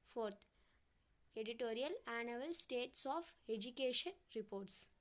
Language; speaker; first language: English; non-native, local second language; Tamil